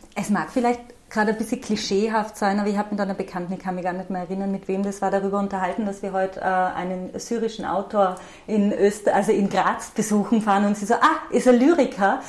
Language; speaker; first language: German; native; German